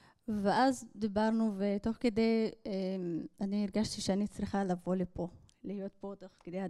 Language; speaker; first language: Hebrew; non-native, local second language; Arabic